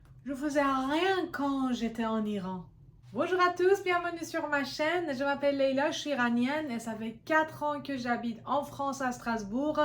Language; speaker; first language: French; non-native, fluent; Persian